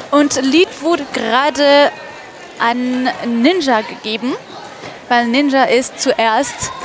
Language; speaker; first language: German; non-native, fluent; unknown